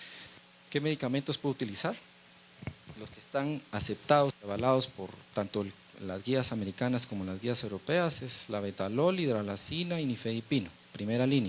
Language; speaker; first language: Spanish; native; Spanish